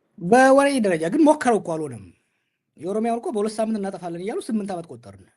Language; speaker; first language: Amharic; non-native, local second language; Oromo